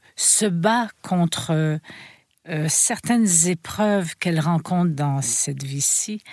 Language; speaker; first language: French; native; French